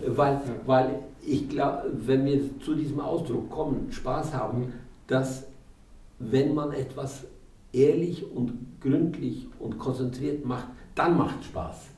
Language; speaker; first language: German; non-native, fluent; Norwegian